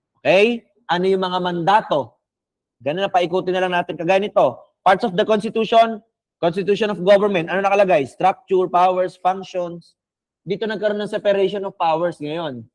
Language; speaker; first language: Filipino; non-native, local second language; Bikol